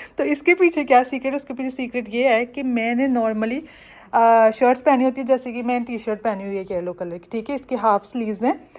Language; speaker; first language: Urdu; native; Urdu